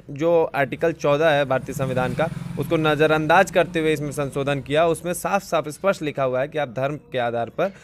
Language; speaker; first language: Hindi; native; Hindi